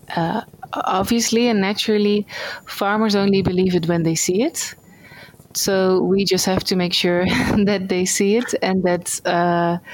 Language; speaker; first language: English; non-native, fluent; Dutch